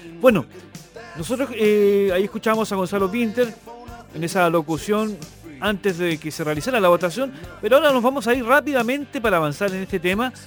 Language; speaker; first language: Spanish; native; Spanish